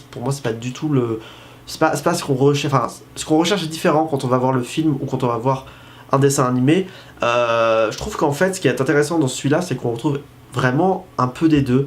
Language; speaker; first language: French; native; French